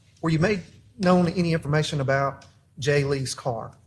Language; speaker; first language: English; native; English